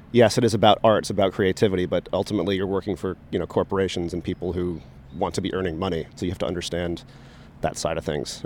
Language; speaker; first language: English; native; English